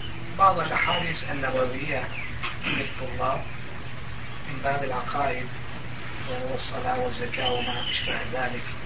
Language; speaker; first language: Arabic; non-native, fluent; Turkish